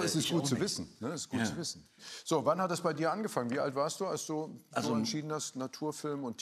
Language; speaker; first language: German; native; German